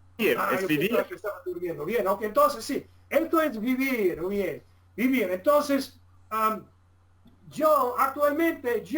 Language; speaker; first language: Spanish; non-native, fluent; English